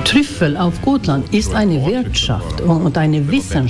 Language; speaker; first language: Swedish; non-native, learner; German